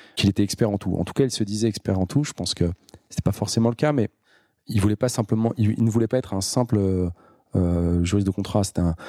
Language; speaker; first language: French; native; French